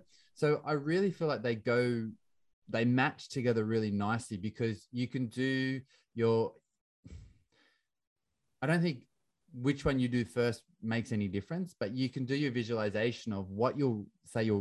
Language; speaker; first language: English; native; English